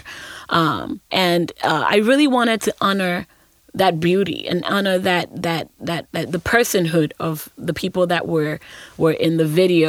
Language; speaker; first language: English; non-native, local second language; Akan